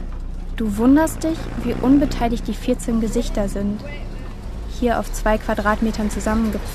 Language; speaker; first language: German; native; German